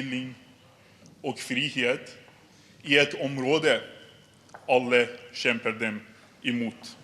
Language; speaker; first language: Norwegian; non-native, fluent; Persian